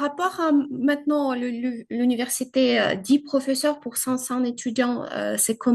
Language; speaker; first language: French; non-native, fluent; Ukrainian